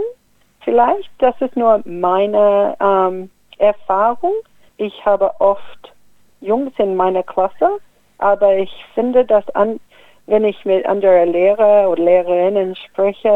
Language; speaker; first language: German; non-native, fluent; English